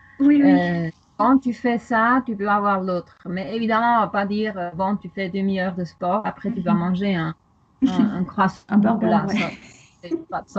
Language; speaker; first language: French; non-native, fluent; German